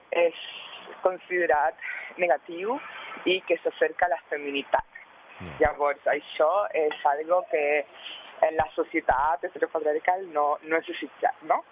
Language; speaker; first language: Catalan; non-native, local second language; Spanish